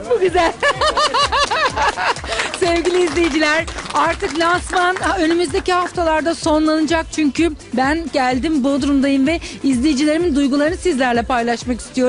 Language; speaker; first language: Turkish; native; Turkish